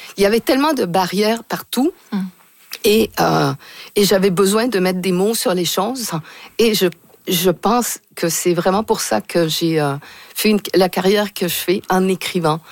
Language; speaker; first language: French; native; French